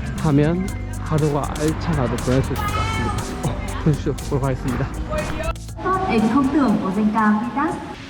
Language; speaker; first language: Korean; native; Korean